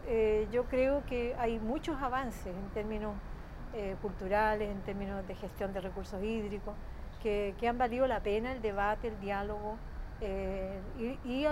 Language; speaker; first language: Spanish; native; Spanish